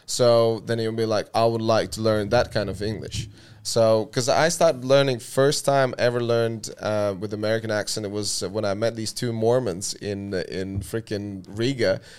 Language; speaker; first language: English; non-native, fluent; Russian